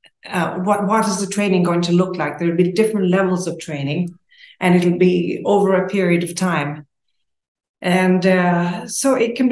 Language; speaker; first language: English; native; English